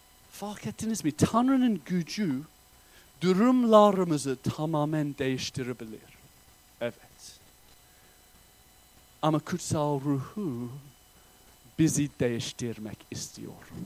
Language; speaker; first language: Turkish; non-native, fluent; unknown